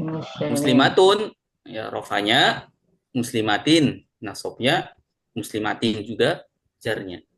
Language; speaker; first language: Indonesian; native; Indonesian